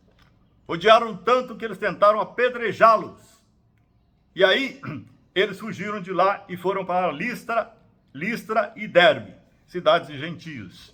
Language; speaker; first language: Portuguese; native; Portuguese